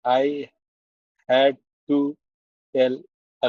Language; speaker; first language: English; non-native, learner; Hindi